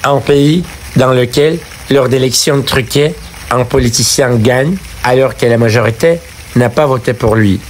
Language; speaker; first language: French; non-native, fluent; Russian